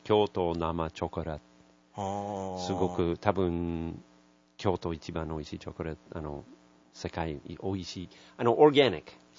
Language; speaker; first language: Japanese; non-native, learner; English